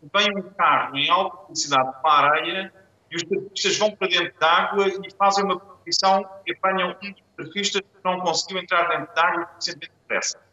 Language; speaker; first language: Portuguese; non-native, fluent; German